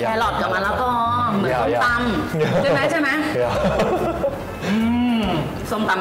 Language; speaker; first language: Thai; native; Thai